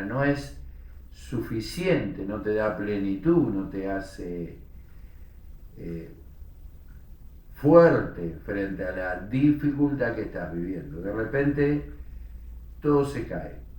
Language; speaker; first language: Spanish; native; Spanish